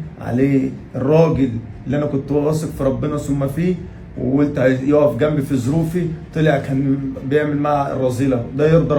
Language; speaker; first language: Arabic; native; Arabic